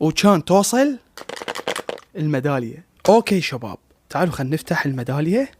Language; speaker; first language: Arabic; native; Arabic